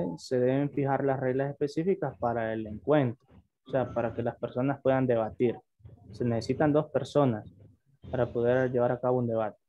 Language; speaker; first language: Spanish; native; Spanish